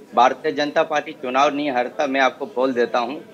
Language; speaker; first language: Hindi; non-native, local second language; Kok Borok